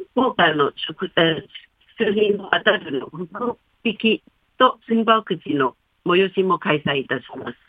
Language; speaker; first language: Japanese; non-native, fluent; Chinese